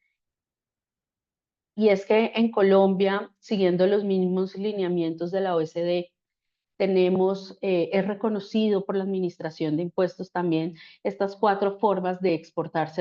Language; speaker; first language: Spanish; native; Spanish